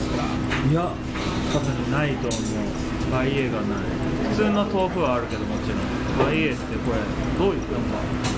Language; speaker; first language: Japanese; native; Japanese